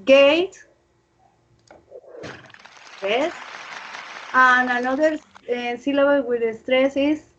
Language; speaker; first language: English; non-native, fluent; Spanish